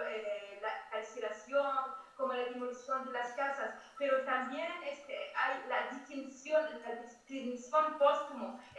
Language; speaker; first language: Spanish; non-native, fluent; Arabic